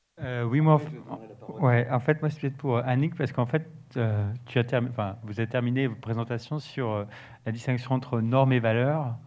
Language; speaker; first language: French; native; French